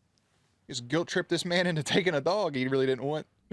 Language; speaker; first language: English; native; English